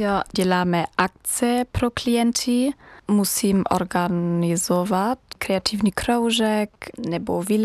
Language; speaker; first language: Czech; non-native, learner; German